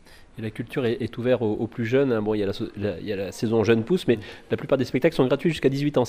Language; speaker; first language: French; native; French